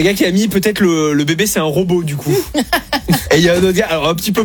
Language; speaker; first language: French; native; French